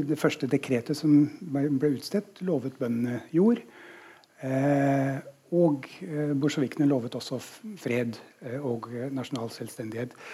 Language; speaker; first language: Norwegian; non-native, fluent; English